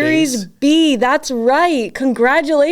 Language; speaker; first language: English; native; English